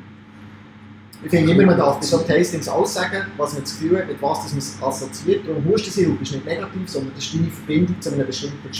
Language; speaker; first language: German; native; German